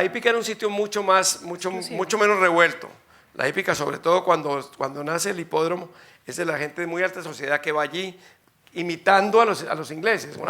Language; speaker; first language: Spanish; native; Spanish